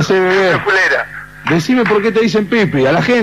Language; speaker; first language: Spanish; native; Spanish